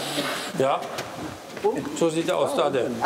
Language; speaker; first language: German; native; German